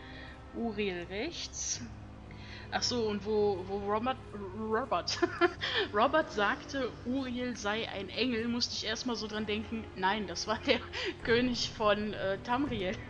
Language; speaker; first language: German; native; German